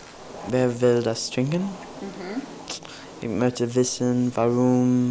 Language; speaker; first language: German; non-native, learner; English